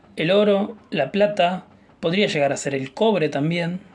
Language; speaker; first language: Spanish; native; Spanish